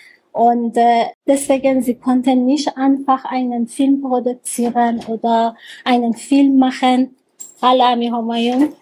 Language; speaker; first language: German; non-native, learner; Persian